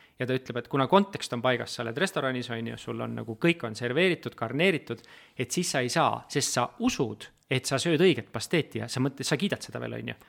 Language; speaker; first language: Estonian; native; Estonian